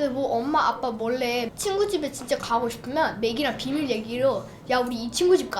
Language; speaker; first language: Korean; early bilingual, other home language; English